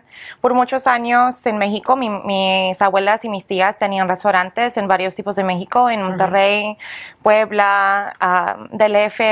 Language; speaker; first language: Spanish; early bilingual, heritage; English